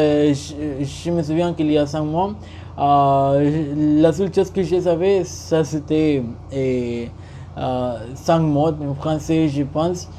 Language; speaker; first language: French; non-native, learner; Spanish